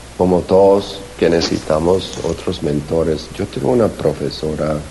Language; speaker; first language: Spanish; early bilingual, heritage; Spanish